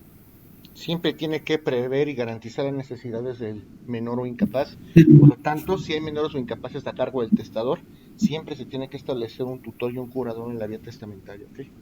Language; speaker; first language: Spanish; native; Spanish